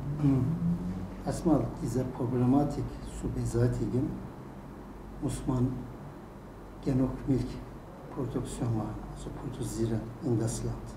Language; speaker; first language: German; non-native, learner; Turkish